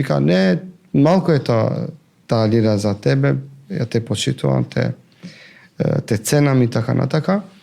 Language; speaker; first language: Macedonian; non-native, local second language; Albanian